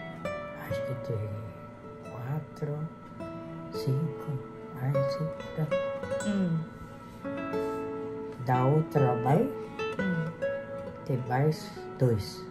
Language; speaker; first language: Portuguese; non-native, local second language; Japanese